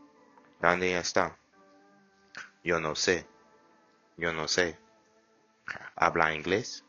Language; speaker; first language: Spanish; non-native, learner; English